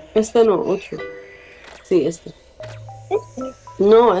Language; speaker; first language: Spanish; non-native, learner; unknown